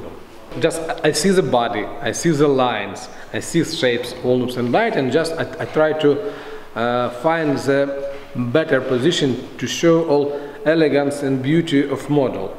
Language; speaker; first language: English; non-native, fluent; Russian